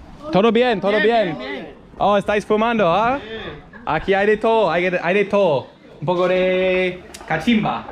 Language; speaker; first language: Spanish; non-native, fluent; English